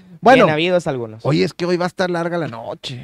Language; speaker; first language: Spanish; native; Spanish